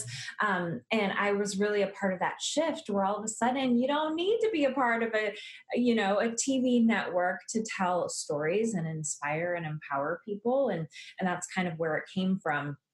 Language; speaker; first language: English; native; English